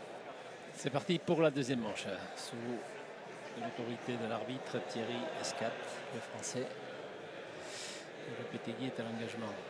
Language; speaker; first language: French; native; French